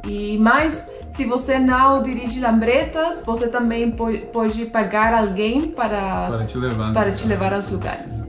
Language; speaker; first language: Portuguese; non-native, fluent; Spanish